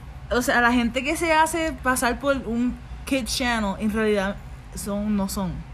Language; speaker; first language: Spanish; native; Spanish